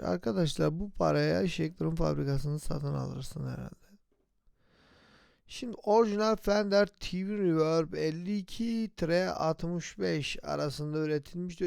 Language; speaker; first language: Turkish; native; Turkish